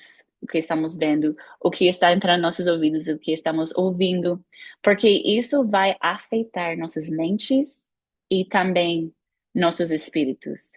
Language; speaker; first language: Portuguese; non-native, fluent; English